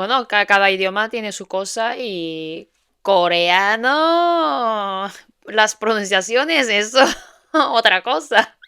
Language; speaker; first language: Spanish; non-native, fluent; Korean